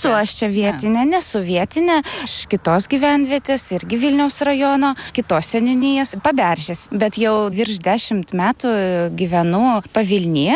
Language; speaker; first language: Lithuanian; non-native, local second language; Polish